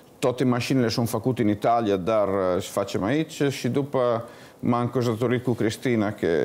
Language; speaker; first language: Romanian; non-native, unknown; Italian